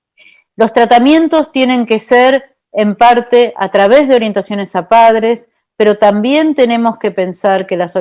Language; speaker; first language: Spanish; native; Spanish